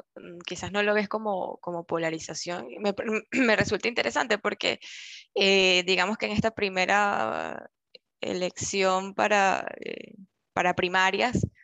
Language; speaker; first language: Spanish; native; Spanish